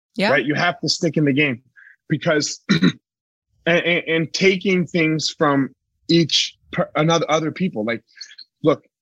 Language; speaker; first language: English; native; English